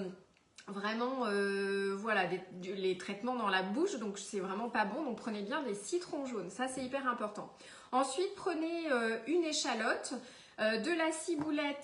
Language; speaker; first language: French; native; French